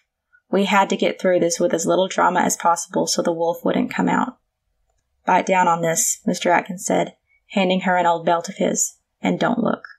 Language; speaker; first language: English; native; English